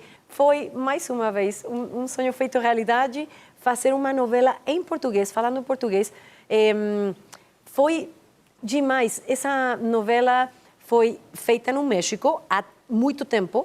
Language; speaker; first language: Portuguese; non-native, fluent; Spanish